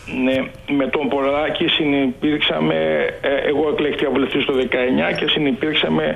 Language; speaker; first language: Greek; native; Greek